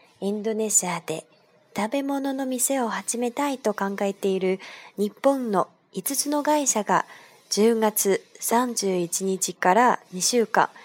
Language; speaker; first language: Japanese; non-native, fluent; Chinese